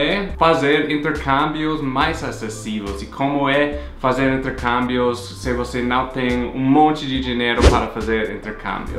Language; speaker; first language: Portuguese; non-native, fluent; English